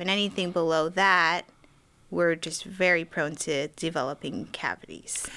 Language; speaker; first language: English; native; English